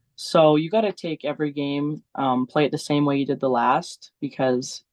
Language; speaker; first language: English; native; English